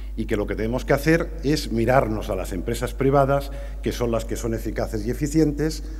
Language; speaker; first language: Spanish; native; Spanish